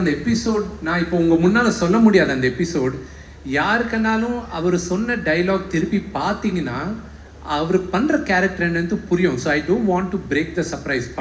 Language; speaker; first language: Tamil; non-native, local second language; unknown